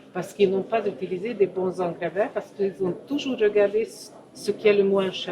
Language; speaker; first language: French; non-native, fluent; Ukrainian